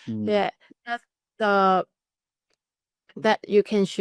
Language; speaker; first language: English; non-native, learner; Thai